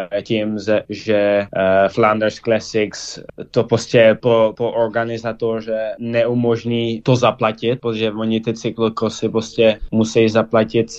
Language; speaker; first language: Czech; early bilingual, heritage; Dutch